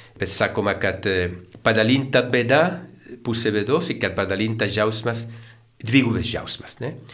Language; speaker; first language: Lithuanian; non-native, fluent; Spanish